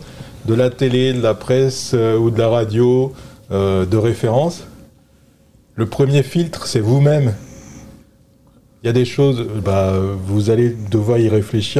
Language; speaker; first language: French; native; French